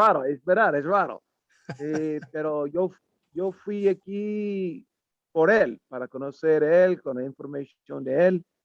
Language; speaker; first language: Spanish; non-native, learner; English